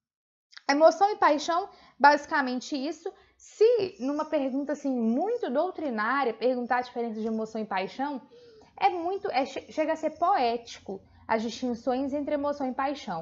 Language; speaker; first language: Portuguese; native; Portuguese